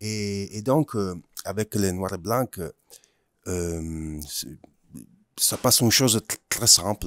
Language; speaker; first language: French; non-native, fluent; Italian